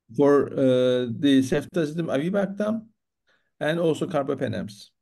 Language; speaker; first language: English; non-native, fluent; Turkish